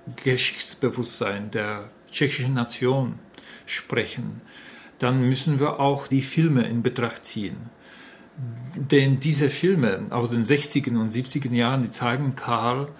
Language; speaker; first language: German; non-native, fluent; Czech